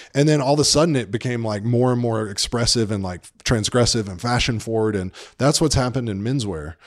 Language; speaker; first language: English; native; English